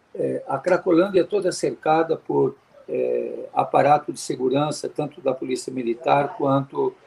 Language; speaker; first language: Portuguese; native; Portuguese